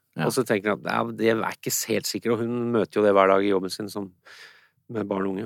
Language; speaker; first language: Norwegian; early bilingual, other home language; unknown